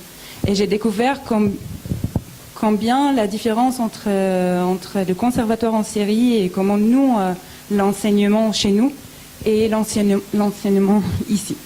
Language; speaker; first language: French; non-native, fluent; Arabic